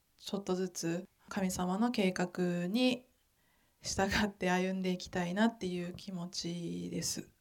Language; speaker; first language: Japanese; native; Japanese